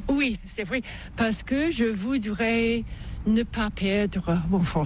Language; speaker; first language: French; non-native, local second language; English